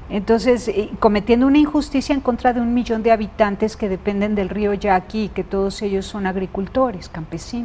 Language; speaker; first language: Spanish; native; Spanish